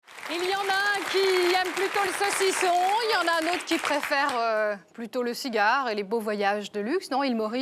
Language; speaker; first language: French; native; French